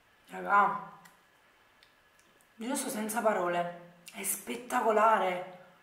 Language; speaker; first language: Italian; native; Italian